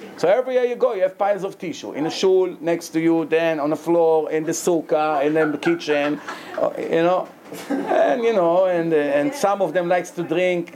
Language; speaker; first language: English; non-native, fluent; Hebrew